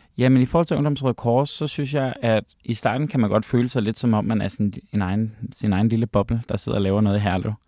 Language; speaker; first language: Danish; native; Danish